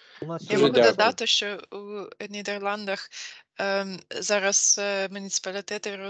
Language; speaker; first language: Ukrainian; non-native, fluent; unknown